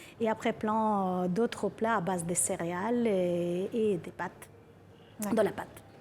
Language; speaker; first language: French; non-native, fluent; Ukrainian